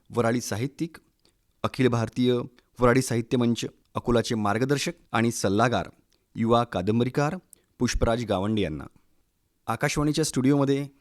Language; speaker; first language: Marathi; native; Marathi